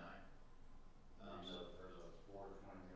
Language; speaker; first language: English; native; English